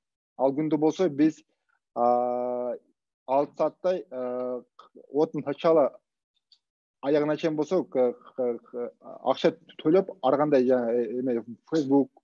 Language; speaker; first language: Kyrgyz; non-native, local second language; Russian